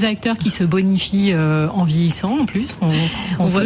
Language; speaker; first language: French; native; French